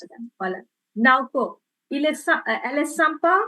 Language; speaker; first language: French; non-native, fluent; Bangla